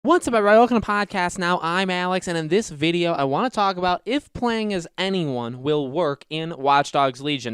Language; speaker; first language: English; native; English